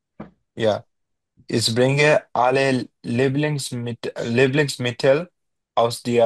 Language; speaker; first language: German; non-native, learner; Bangla